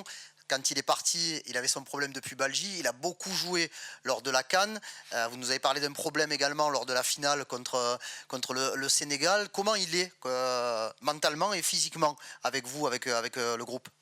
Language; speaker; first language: French; native; French